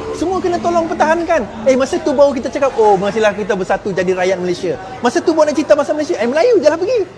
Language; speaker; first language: Malay; non-native, local second language; Chinese